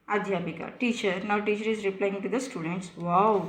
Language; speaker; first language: Hindi; non-native, local second language; Telugu